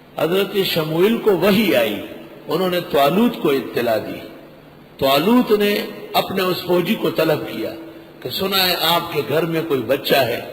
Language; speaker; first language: Urdu; non-native, local second language; Pashto